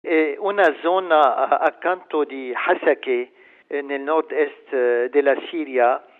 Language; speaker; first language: Italian; non-native, fluent; Arabic